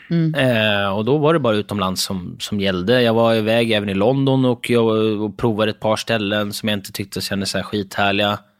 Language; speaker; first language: Swedish; native; Swedish